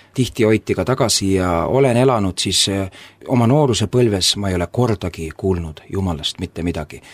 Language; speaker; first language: Estonian; native; Estonian